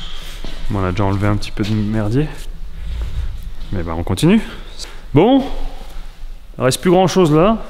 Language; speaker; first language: French; native; French